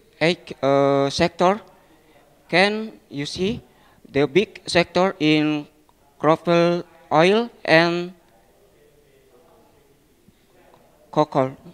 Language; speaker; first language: English; non-native, learner; Indonesian